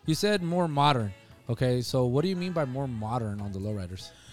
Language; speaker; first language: English; native; English